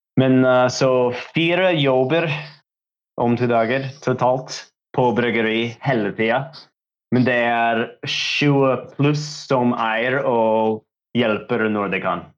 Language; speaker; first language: Norwegian; non-native, learner; English